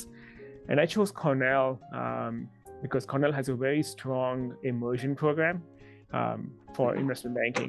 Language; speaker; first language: English; non-native, local second language; Hindi